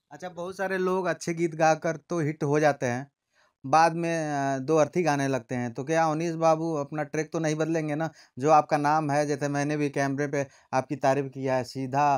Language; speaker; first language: Hindi; native; Hindi